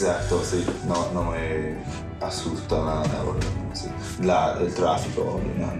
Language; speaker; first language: Spanish; non-native, fluent; English